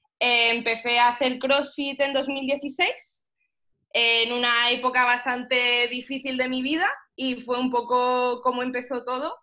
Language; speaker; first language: Spanish; early bilingual, heritage; Spanish